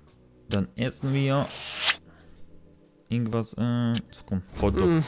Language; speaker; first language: German; non-native, learner; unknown